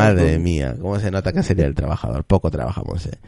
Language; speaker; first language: Spanish; native; Spanish